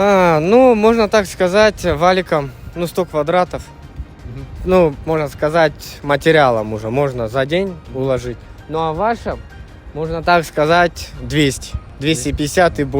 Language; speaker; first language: Russian; native; Russian